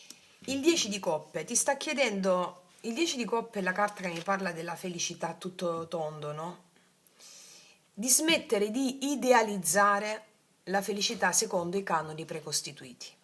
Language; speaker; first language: Italian; native; Italian